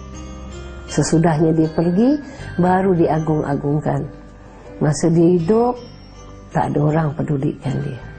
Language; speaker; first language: Malay; native; Malay